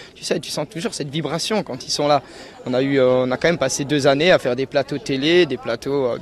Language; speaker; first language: French; native; French